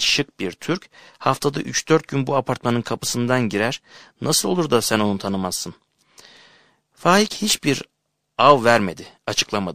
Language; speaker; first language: Turkish; native; Turkish